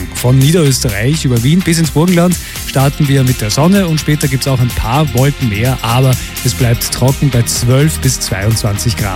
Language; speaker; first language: German; native; German